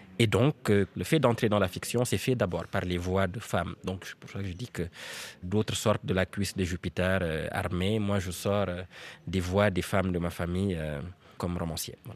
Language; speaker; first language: French; non-native, local second language; Serer